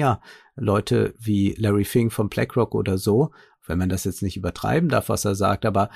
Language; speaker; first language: German; native; German